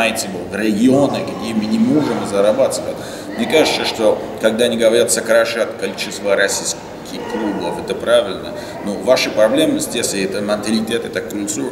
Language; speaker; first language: Russian; non-native, learner; French